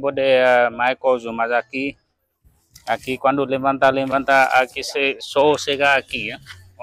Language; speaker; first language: Portuguese; non-native, learner; Vietnamese